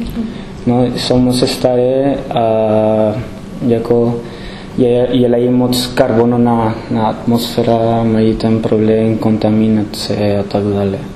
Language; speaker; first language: Czech; non-native, learner; Spanish